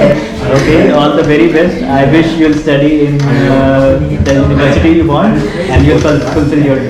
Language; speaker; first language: English; non-native, local second language; Hindi